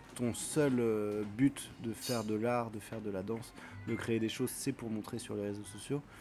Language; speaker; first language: French; native; French